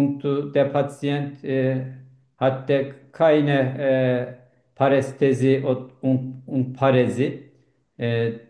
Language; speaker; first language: German; non-native, learner; Turkish